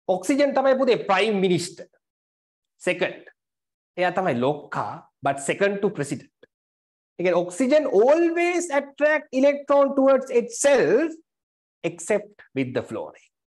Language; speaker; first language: English; non-native, local second language; Sinhala